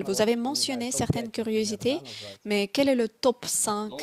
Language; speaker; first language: French; non-native, fluent; Russian